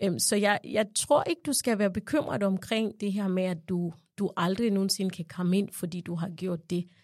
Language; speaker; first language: Danish; non-native, fluent; Ganda